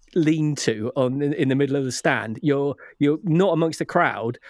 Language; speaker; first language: English; native; English